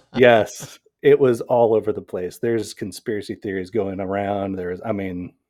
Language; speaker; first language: English; native; English